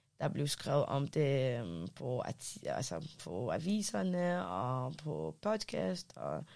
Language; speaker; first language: Danish; early bilingual, other home language; Arabic